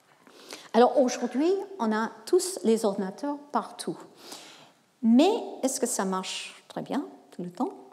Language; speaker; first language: French; non-native, fluent; English